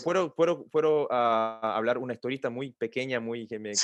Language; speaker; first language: Spanish; non-native, learner; Portuguese